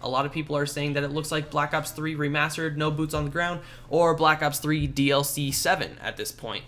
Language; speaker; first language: English; native; English